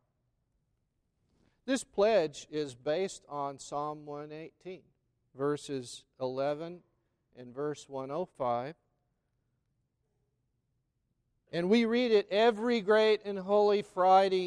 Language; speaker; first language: English; native; English